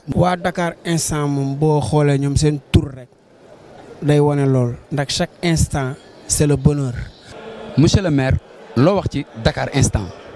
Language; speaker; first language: Wolof; native; Wolof